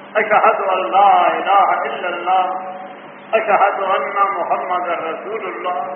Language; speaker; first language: Urdu; non-native, local second language; Punjabi